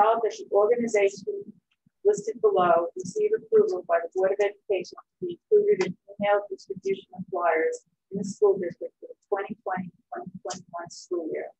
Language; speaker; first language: English; native; English